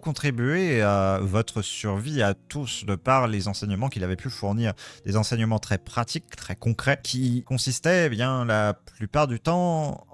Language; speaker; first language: French; native; French